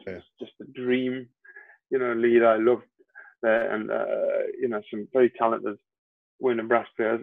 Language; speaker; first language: English; native; English